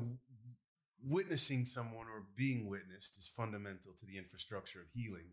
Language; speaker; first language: English; native; English